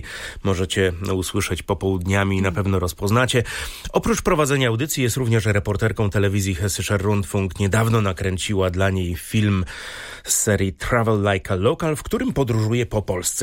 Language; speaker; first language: Polish; native; Polish